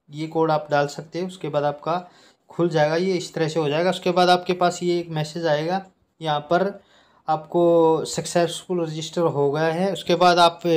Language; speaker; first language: Hindi; native; Hindi